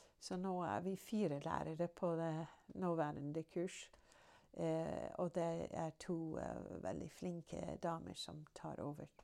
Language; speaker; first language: Norwegian; non-native, fluent; English